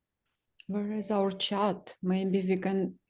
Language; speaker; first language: English; non-native, learner; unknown